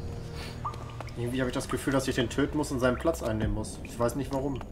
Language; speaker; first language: German; native; German